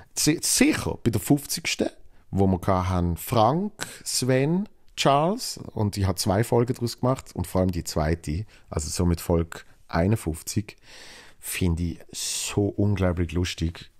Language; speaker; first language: German; native; German